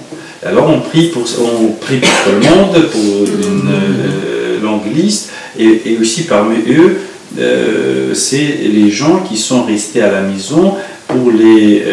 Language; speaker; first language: French; non-native, fluent; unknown